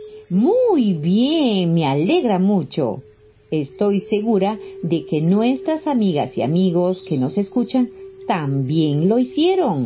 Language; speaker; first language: Spanish; native; Spanish